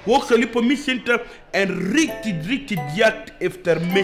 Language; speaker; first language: Swedish; non-native, fluent; Arabic